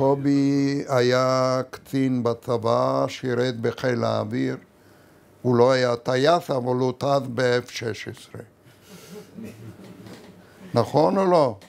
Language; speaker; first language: Hebrew; non-native, fluent; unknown